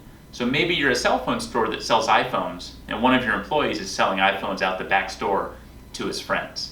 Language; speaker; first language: English; native; English